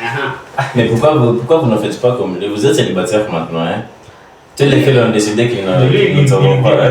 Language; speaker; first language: French; non-native, learner; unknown